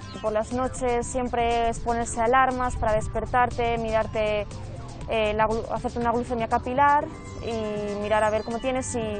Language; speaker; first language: Spanish; native; Spanish